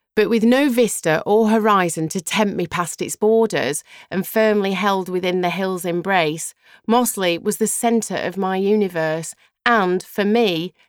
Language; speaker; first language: English; native; English